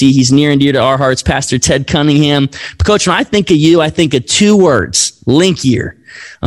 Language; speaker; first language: English; native; English